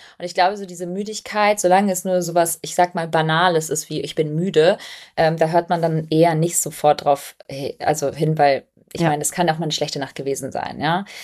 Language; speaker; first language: German; early bilingual, other home language; Albanian